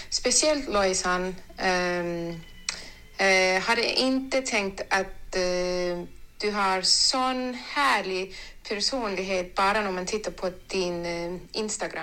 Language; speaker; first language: Swedish; non-native, learner; Estonian